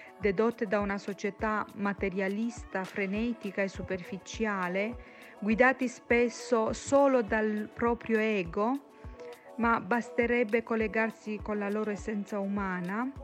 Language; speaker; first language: Italian; non-native, fluent; Romanian